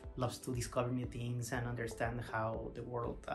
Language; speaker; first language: English; non-native, fluent; Spanish